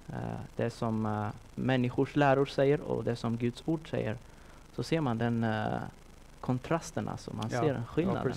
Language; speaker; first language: Swedish; non-native, fluent; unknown